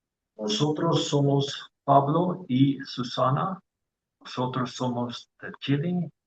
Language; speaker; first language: Spanish; non-native, learner; English